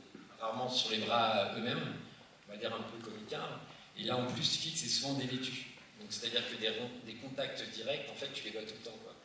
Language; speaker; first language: French; native; French